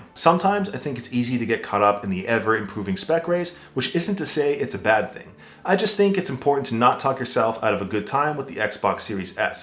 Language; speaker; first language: English; native; English